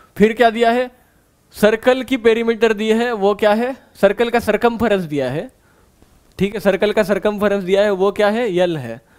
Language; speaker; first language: Hindi; non-native, local second language; Marathi